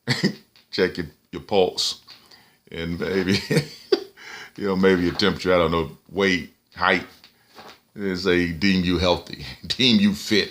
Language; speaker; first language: English; native; English